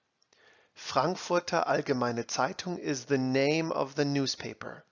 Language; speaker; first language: German; non-native, fluent; English